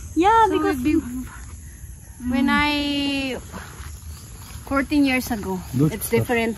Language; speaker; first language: English; non-native, local second language; Filipino